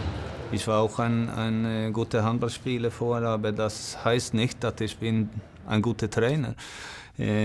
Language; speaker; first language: German; non-native, fluent; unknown